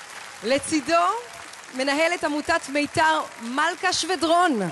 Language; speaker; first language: Hebrew; native; Hebrew